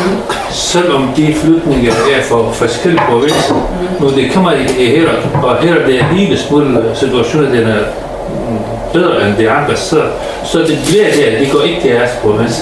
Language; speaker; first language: Danish; non-native, learner; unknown